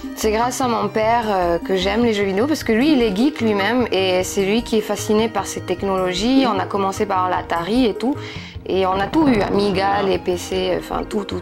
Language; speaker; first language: French; non-native, fluent; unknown